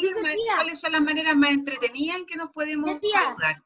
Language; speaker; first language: Spanish; native; Spanish